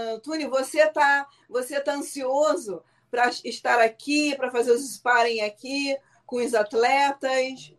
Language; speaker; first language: Portuguese; native; Portuguese